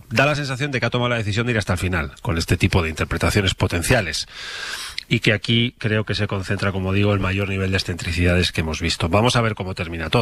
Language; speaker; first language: Spanish; native; Spanish